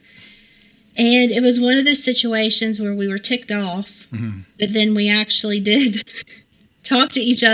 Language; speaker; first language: English; native; English